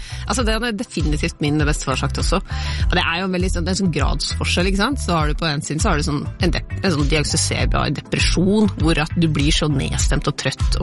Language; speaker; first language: Norwegian; native; Norwegian